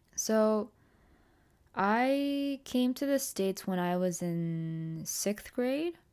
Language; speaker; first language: English; early bilingual, other home language; Japanese